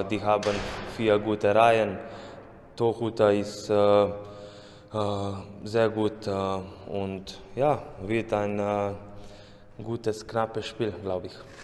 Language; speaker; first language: German; non-native, learner; Slovenian